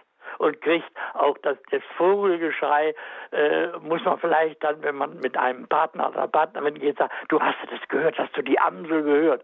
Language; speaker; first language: German; native; German